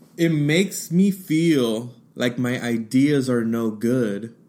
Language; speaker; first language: English; early bilingual, other home language; Spanish